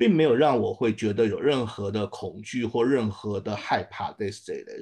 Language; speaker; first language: Chinese; native; Chinese